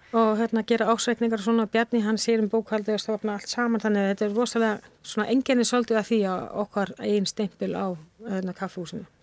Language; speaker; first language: Icelandic; non-native, fluent; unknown